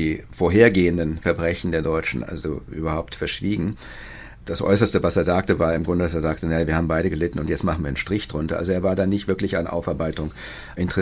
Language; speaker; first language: German; native; German